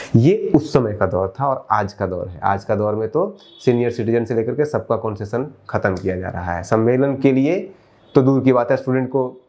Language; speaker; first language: Hindi; native; Hindi